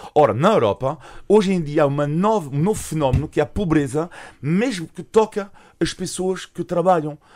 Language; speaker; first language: Portuguese; non-native, fluent; French